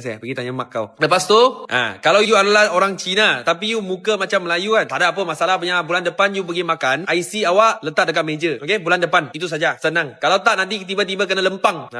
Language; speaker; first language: Malay; non-native, local second language; Chinese